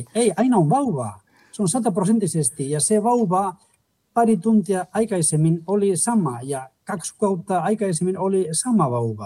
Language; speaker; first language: Finnish; non-native, fluent; Spanish